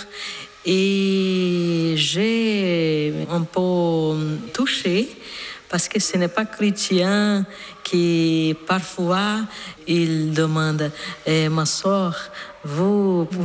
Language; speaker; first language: French; non-native, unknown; Portuguese